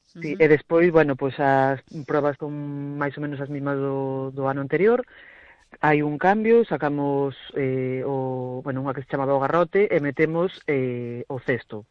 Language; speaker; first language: Galician; native; Galician